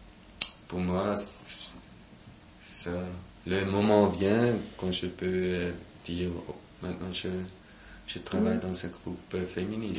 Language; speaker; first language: French; non-native, local second language; German